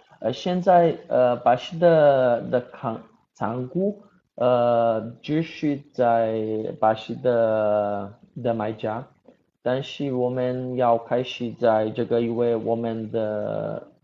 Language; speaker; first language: Chinese; non-native, learner; Portuguese